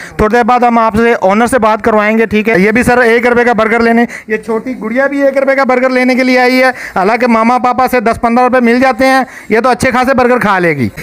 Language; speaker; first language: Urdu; non-native, local second language; Punjabi